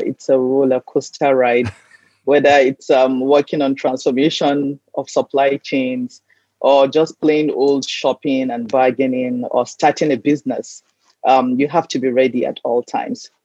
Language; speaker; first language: English; non-native, local second language; Hausa